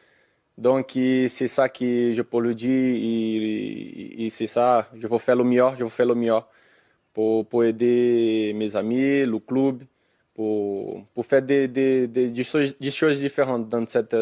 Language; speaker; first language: French; non-native, learner; Portuguese